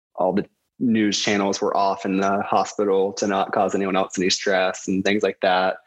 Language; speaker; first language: English; native; English